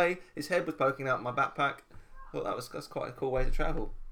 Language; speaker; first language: English; native; English